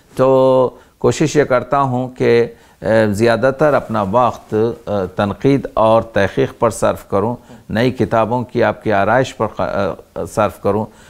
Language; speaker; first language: Hindi; native; Hindi